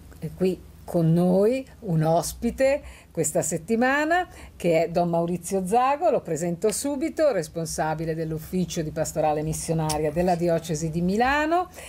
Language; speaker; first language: Italian; native; Italian